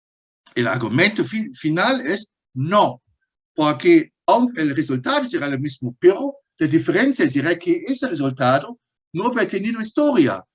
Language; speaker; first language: Spanish; non-native, fluent; German